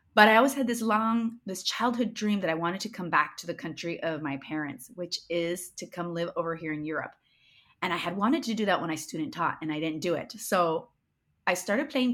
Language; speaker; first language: English; early bilingual, other home language; Spanish